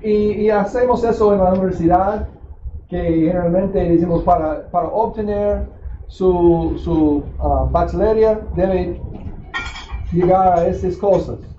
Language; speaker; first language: Spanish; non-native, fluent; English